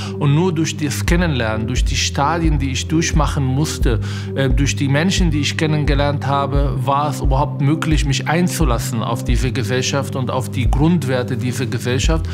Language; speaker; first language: German; non-native, fluent; Arabic